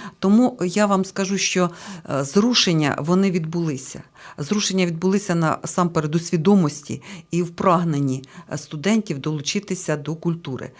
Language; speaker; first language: Ukrainian; native; Ukrainian